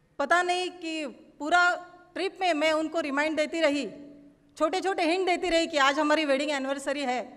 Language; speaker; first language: Hindi; non-native, local second language; Marathi